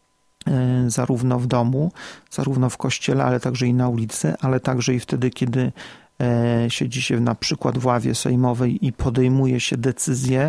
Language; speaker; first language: Polish; native; Polish